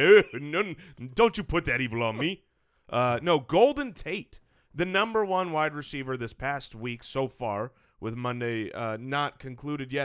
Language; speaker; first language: English; native; English